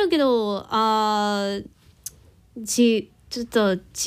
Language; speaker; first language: Japanese; non-native, learner; English